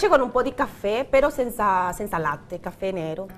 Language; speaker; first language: Italian; non-native, fluent; Spanish